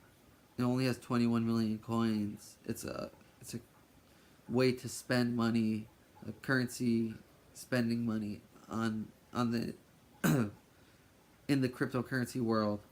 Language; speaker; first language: English; native; English